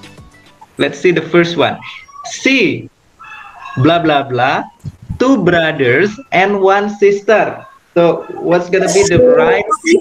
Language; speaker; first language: English; non-native, fluent; Indonesian